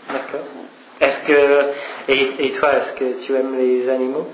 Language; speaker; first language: French; non-native, fluent; English